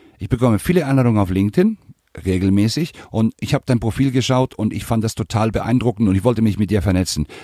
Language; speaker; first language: German; non-native, fluent; Spanish